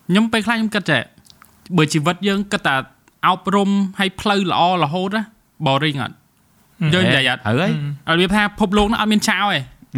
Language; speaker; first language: Khmer; native; Khmer